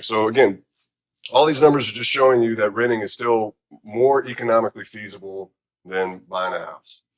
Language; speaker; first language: English; native; English